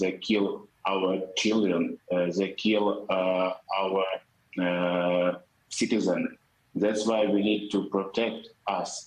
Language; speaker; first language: English; non-native, learner; Ukrainian